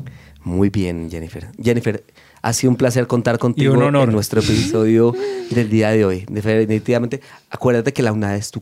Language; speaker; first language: Spanish; native; Spanish